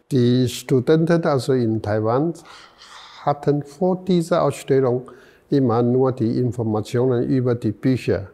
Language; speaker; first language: German; non-native, fluent; Chinese